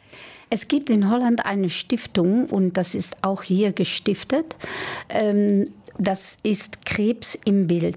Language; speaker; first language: German; non-native, fluent; Dutch